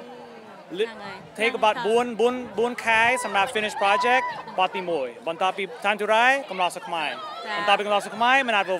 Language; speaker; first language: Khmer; early bilingual, heritage; Khmer